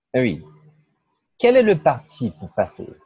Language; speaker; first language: French; non-native, fluent; Portuguese